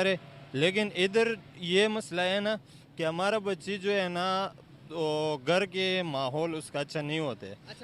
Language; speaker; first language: Hindi; non-native, local second language; Pashto